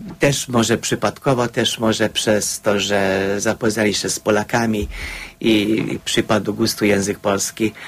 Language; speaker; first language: Polish; non-native, fluent; Hungarian